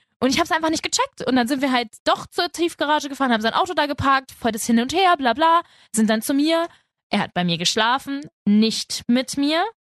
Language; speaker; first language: German; early bilingual, other home language; Spanish